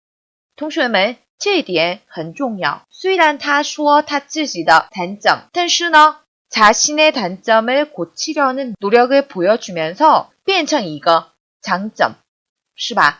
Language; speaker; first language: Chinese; non-native, fluent; Korean